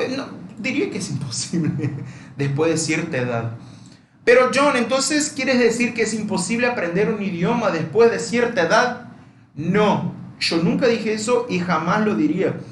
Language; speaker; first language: Spanish; non-native, fluent; Portuguese